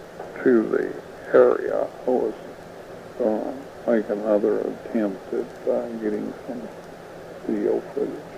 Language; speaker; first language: English; native; English